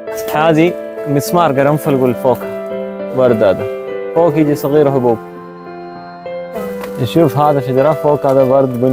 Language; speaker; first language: Arabic; non-native, learner; Malayalam